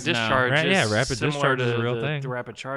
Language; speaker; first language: English; native; English